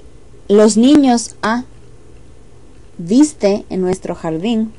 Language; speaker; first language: Spanish; non-native, fluent; English